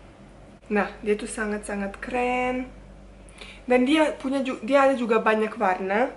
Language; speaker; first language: Indonesian; non-native, fluent; Bosnian